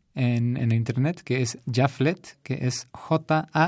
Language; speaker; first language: Spanish; early bilingual, heritage; Spanish